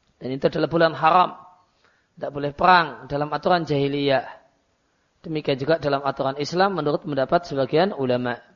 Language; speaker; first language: Indonesian; non-native, local second language; Javanese